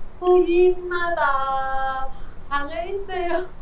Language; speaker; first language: Korean; non-native, learner; Vietnamese